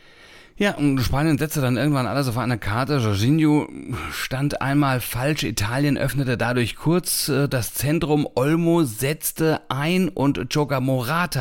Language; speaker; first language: German; native; German